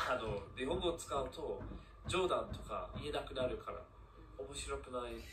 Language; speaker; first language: Japanese; non-native, fluent; English